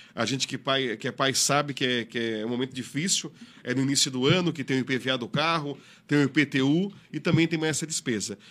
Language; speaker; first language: Portuguese; native; Portuguese